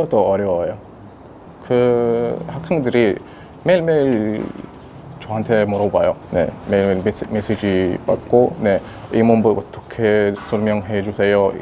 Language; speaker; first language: Korean; non-native, fluent; Arabic